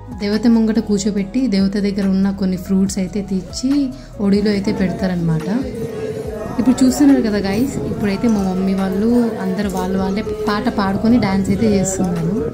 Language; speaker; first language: Telugu; non-native, local second language; Lambadi